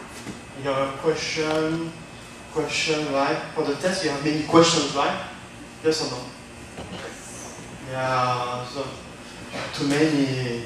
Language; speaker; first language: English; non-native, fluent; French